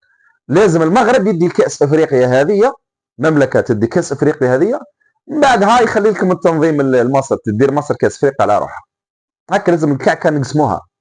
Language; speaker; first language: Arabic; native; Arabic